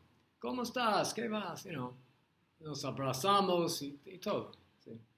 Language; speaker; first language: Spanish; non-native, learner; English